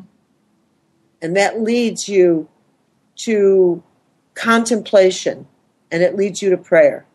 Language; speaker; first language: English; native; English